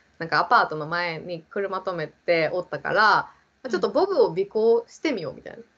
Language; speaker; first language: Japanese; native; Japanese